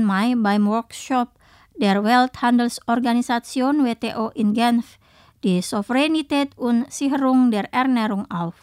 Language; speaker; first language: German; non-native, fluent; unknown